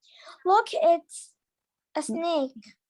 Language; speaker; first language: English; non-native, learner; Arabic